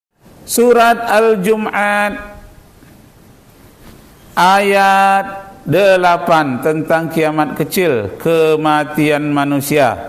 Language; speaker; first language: Indonesian; native; Indonesian